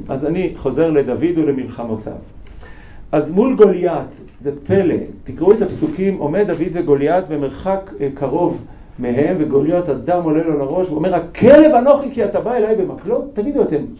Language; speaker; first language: Hebrew; native; Hebrew